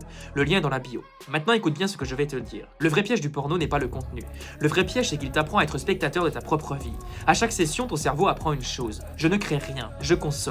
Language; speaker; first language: French; native; French